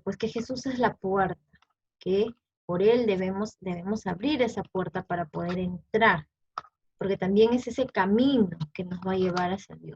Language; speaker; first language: Spanish; native; Spanish